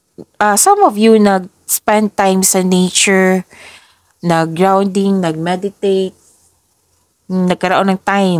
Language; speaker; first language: Filipino; native; Filipino